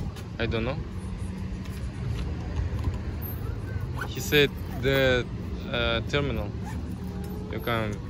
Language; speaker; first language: English; non-native, learner; Russian